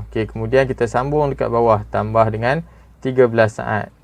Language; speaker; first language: Malay; native; Malay